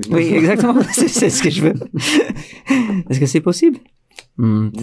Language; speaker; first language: French; non-native, fluent; English